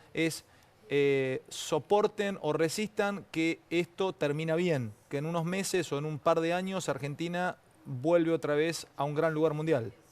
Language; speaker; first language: Spanish; native; Spanish